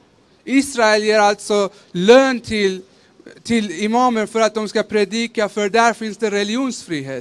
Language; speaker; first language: Swedish; early bilingual, other home language; Persian